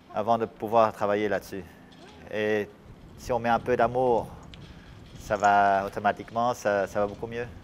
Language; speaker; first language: French; native; French